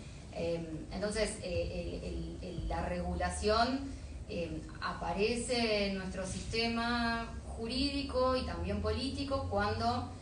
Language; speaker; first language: Spanish; native; Spanish